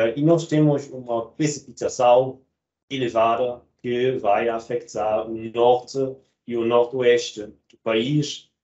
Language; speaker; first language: Portuguese; non-native, fluent; German